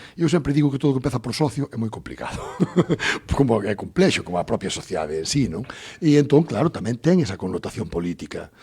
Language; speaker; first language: Galician; native; Galician